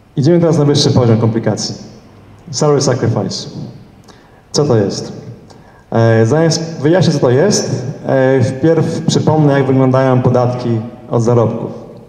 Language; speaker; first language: Polish; early bilingual, heritage; Polish